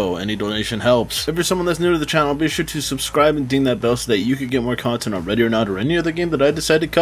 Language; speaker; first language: English; native; English